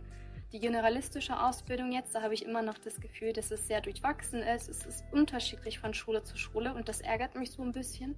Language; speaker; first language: German; early bilingual, other home language; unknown